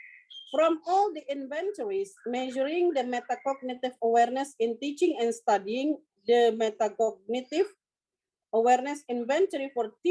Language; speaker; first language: English; non-native, local second language; Indonesian